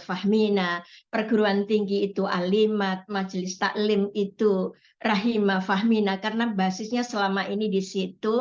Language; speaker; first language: Indonesian; native; Indonesian